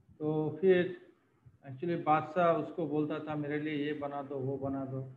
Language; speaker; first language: Hindi; non-native, local second language; Bangla